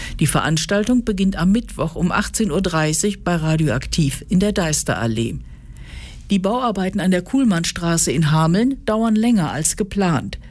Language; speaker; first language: German; native; German